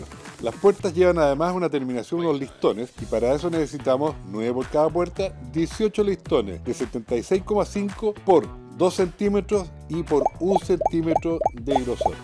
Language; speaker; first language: Spanish; native; Spanish